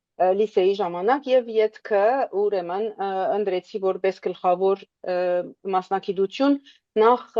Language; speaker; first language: Armenian; early bilingual, heritage; Armenian